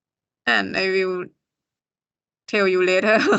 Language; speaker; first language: English; non-native, learner; Thai